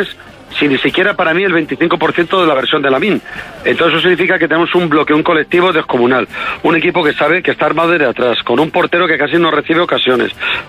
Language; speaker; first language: Spanish; native; Spanish